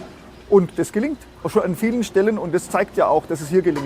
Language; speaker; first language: German; native; German